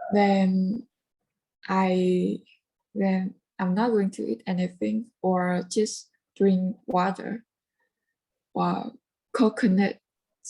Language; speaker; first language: English; non-native, learner; Vietnamese